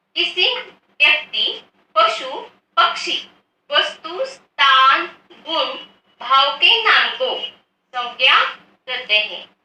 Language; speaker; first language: Hindi; non-native, local second language; Marathi